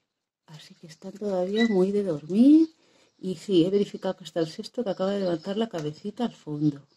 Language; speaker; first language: Spanish; native; Spanish